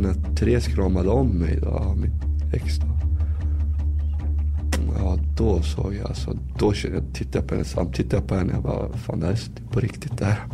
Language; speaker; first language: Swedish; early bilingual, other home language; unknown